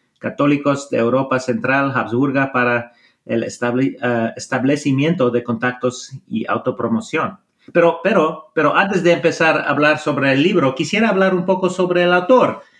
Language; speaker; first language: Spanish; non-native, fluent; English